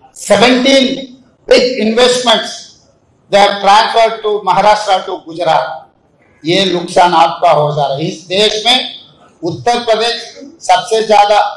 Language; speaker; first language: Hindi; non-native, local second language; Telugu